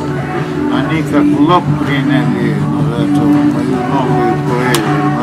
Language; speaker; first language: Russian; non-native, local second language; Lithuanian